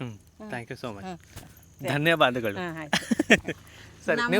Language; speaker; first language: Kannada; non-native, learner; Hindi